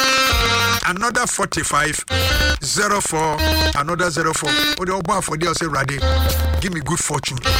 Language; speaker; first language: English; non-native, local second language; Akan